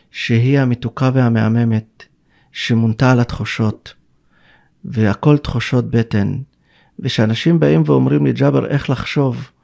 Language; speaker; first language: Hebrew; non-native, local second language; Arabic